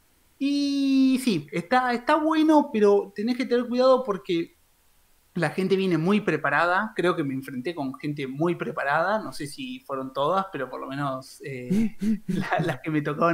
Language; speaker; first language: Spanish; native; Spanish